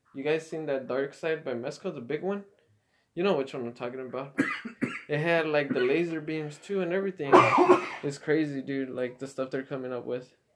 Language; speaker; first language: English; early bilingual, other home language; Spanish